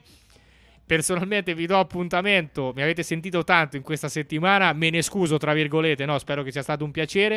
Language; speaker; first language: Italian; native; Italian